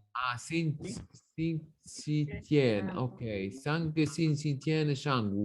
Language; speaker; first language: Chinese; non-native, learner; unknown